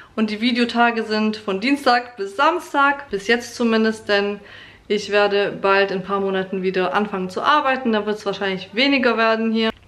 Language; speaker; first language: German; early bilingual, other home language; Polish